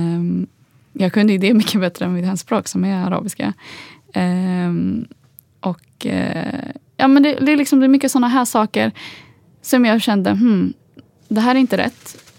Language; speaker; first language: Swedish; early bilingual, other home language; Arabic